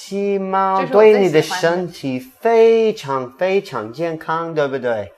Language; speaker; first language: Chinese; non-native, learner; English